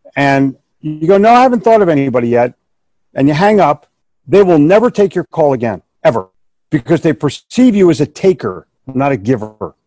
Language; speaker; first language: English; native; English